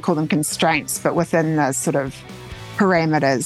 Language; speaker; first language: English; native; English